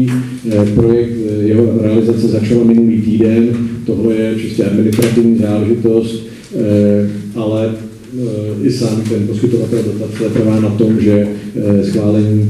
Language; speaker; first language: Czech; native; Czech